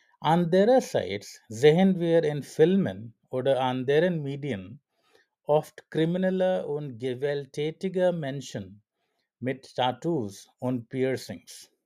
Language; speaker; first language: German; non-native, learner; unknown